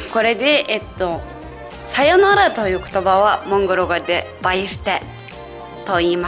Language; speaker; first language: Japanese; non-native, fluent; Mongolian